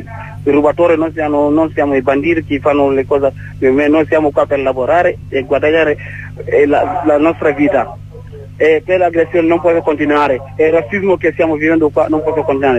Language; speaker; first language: Italian; non-native, learner; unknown